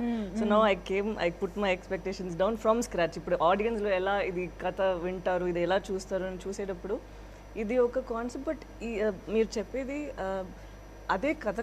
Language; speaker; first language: Telugu; non-native, fluent; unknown